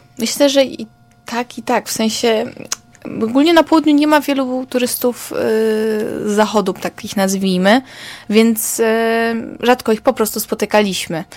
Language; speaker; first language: Polish; native; Polish